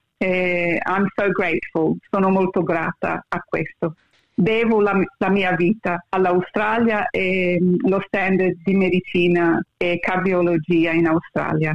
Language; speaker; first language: Italian; early bilingual, heritage; Italian